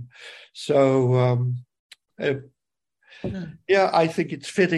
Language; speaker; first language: English; native; English